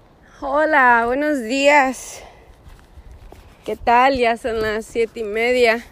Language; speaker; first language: Spanish; early bilingual, heritage; Spanish